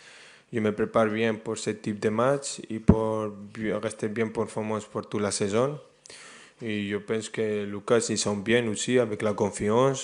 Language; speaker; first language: French; non-native, fluent; Spanish